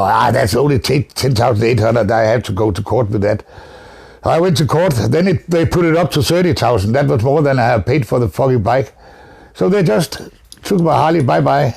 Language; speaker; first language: English; non-native, fluent; Danish